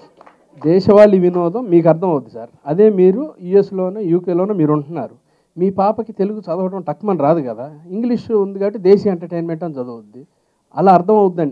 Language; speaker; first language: Telugu; native; Telugu